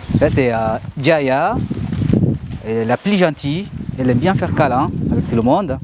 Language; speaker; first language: French; non-native, learner; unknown